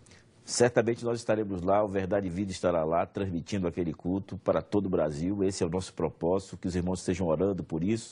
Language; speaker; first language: Portuguese; native; Portuguese